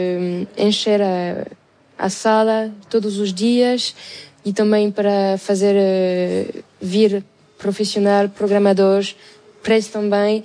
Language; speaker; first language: Portuguese; non-native, fluent; French